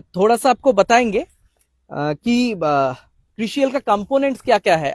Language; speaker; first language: Hindi; non-native, local second language; Bangla